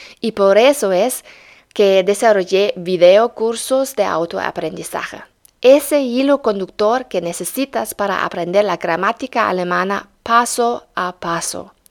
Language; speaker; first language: Spanish; non-native, fluent; German